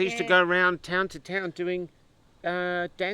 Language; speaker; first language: English; native; English